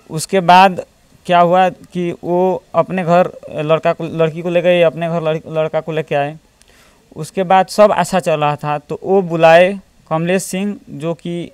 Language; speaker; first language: Hindi; native; Hindi